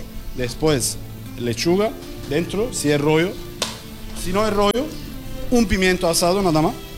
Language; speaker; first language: Spanish; non-native, learner; Turkish